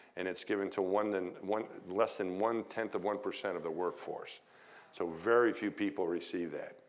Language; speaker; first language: English; native; English